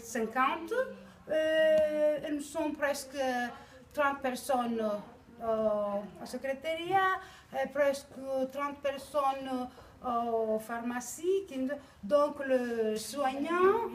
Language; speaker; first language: French; non-native, learner; Greek